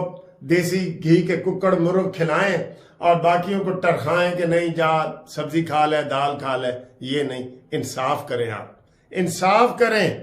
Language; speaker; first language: Hindi; non-native, local second language; Punjabi